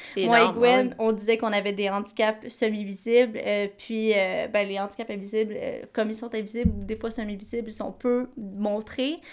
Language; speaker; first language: French; native; French